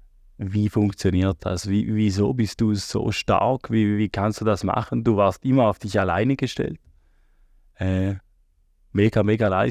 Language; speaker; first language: German; native; German